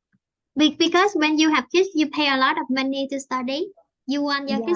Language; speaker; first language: English; non-native, fluent; Vietnamese